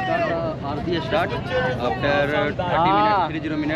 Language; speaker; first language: English; non-native, learner; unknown